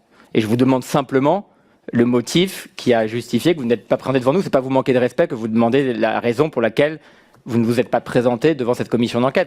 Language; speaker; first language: French; native; French